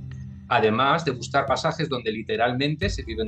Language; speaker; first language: Spanish; native; Spanish